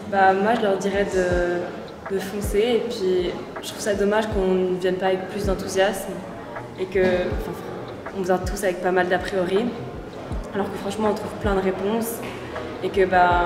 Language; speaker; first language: French; native; French